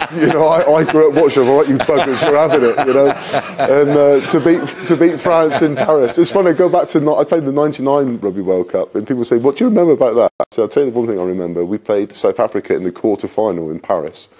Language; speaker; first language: English; native; English